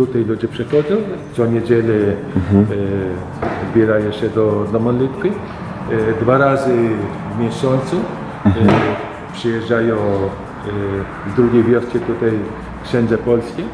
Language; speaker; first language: Polish; early bilingual, heritage; Polish